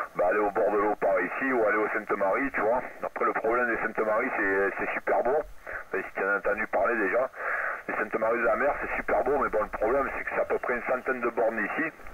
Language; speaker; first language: French; native; French